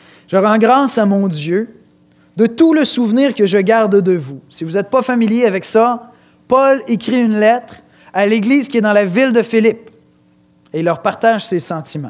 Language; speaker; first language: French; native; French